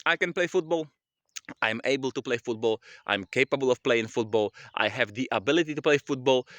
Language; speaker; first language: English; non-native, fluent; Polish